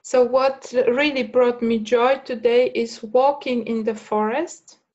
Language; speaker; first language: English; non-native, fluent; Polish